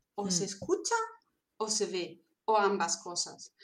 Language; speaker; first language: Spanish; non-native, fluent; German